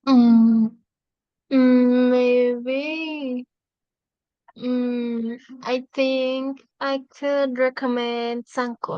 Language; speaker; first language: English; non-native, fluent; Spanish